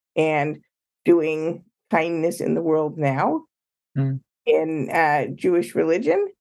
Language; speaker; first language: English; native; English